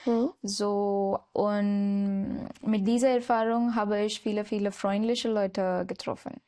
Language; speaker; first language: German; non-native, learner; Marathi